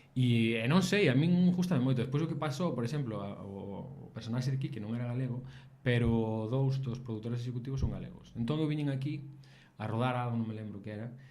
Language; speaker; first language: Galician; native; Galician